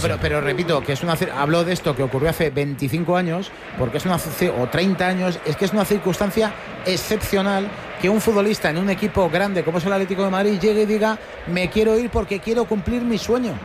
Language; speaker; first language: Spanish; native; Spanish